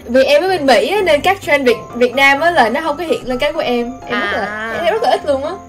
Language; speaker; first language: Vietnamese; early bilingual, heritage; Vietnamese